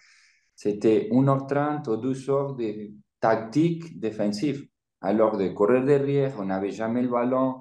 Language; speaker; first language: French; non-native, fluent; Spanish